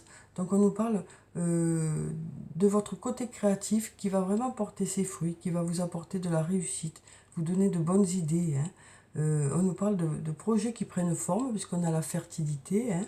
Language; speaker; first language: French; native; French